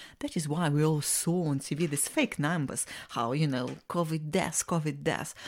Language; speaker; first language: English; non-native, fluent; Russian